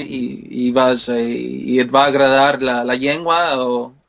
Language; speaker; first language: Catalan; non-native, fluent; Spanish